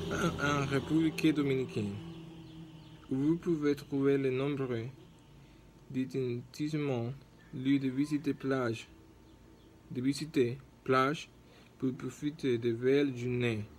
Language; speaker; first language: French; non-native, learner; Spanish